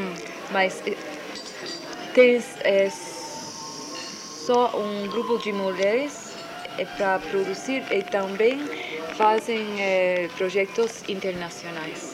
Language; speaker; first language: Portuguese; non-native, fluent; Spanish